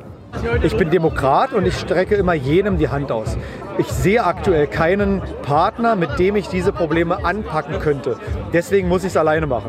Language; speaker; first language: German; native; German